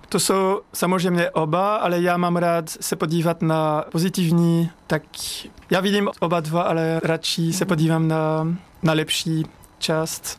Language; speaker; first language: Czech; non-native, learner; French